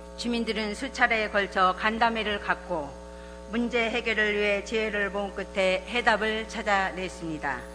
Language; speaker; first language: Korean; native; Korean